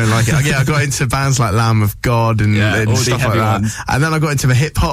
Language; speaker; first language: English; native; English